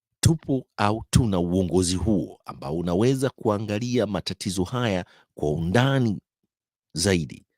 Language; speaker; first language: Swahili; native; Swahili